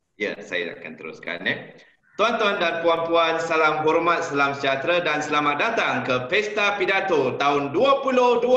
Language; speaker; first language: Malay; non-native, local second language; Chinese